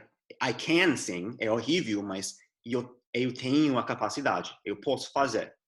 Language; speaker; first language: Portuguese; non-native, fluent; English